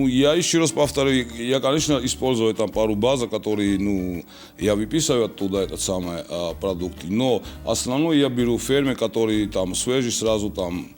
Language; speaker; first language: Russian; non-native, local second language; Georgian